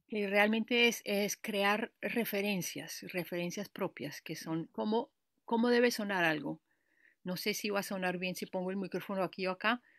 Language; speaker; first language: Spanish; native; Spanish